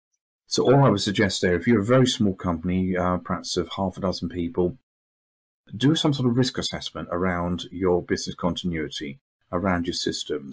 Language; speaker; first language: English; native; English